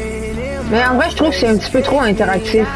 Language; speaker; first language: French; native; French